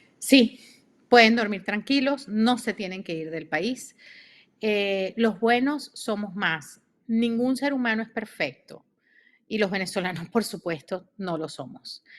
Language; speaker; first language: Spanish; native; Spanish